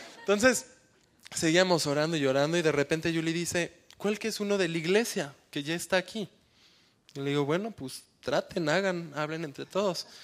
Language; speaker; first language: Spanish; early bilingual, heritage; Spanish